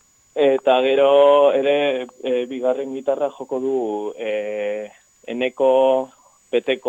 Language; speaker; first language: Basque; non-native, local second language; Spanish